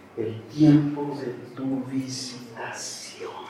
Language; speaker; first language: Spanish; native; Spanish